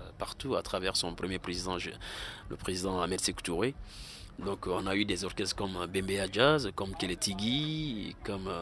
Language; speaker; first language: French; non-native, local second language; Susu